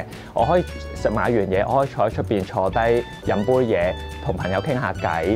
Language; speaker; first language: Cantonese; native; Cantonese